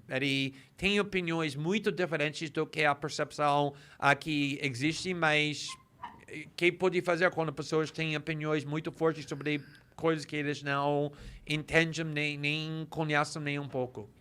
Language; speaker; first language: Portuguese; non-native, fluent; English